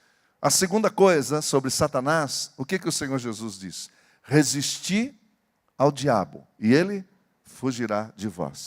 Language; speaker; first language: Portuguese; native; Portuguese